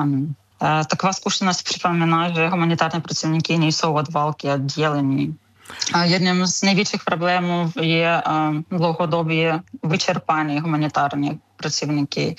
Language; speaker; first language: Czech; non-native, fluent; Ukrainian